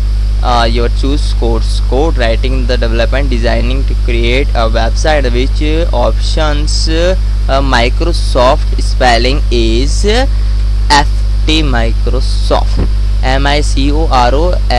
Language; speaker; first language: English; non-native, learner; Hindi